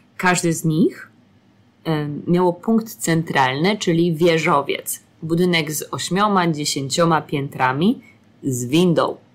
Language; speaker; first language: Polish; native; Polish